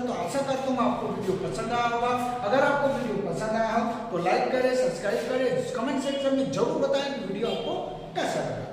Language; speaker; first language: Hindi; non-native, local second language; Chhattisgarhi